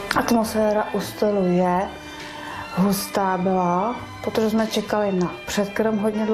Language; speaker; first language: Czech; non-native, learner; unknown